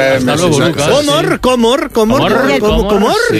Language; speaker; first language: Spanish; native; Spanish